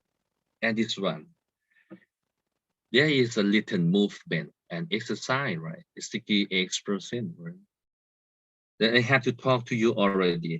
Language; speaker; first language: English; non-native, learner; Thai